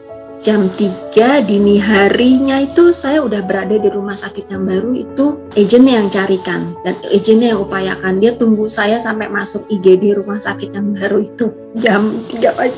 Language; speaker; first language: Indonesian; native; Indonesian